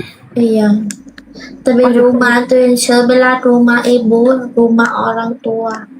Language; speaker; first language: Indonesian; non-native, learner; Vietnamese